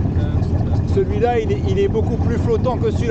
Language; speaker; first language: French; native; French